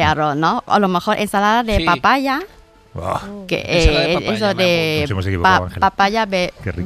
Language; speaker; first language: Spanish; non-native, learner; Thai